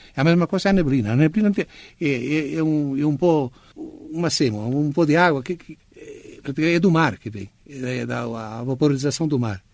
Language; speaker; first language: Portuguese; non-native, fluent; Italian